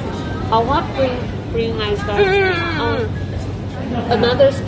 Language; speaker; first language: English; non-native, learner; Chinese